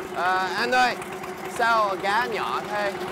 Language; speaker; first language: Vietnamese; non-native, learner; English